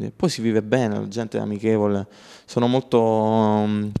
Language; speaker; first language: Italian; native; Italian